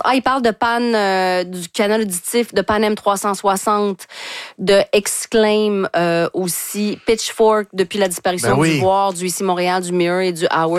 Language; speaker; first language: French; native; French